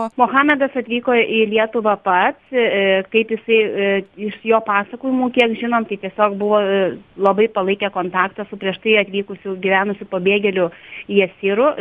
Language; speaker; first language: Lithuanian; native; Lithuanian